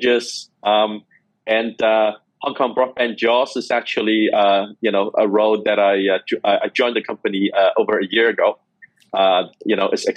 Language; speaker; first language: English; non-native, local second language; Cantonese